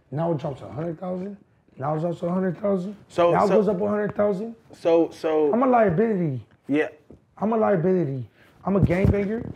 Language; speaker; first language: English; native; English